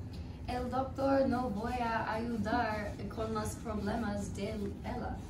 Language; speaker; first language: Spanish; non-native, learner; English